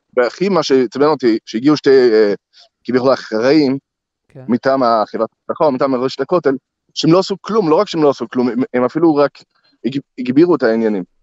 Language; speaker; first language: Hebrew; non-native, fluent; English